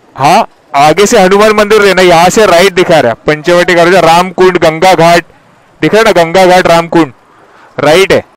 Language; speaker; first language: Hindi; non-native, local second language; Marathi